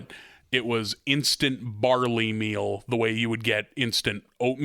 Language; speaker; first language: English; native; English